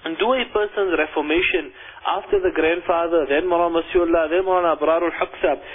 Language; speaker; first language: English; native; English